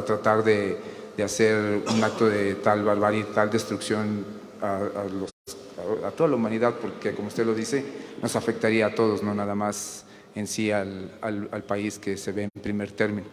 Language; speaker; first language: Spanish; native; Spanish